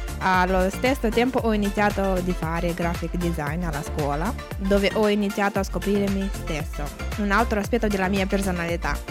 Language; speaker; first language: Italian; non-native, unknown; Romanian